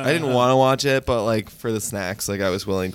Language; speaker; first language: English; native; English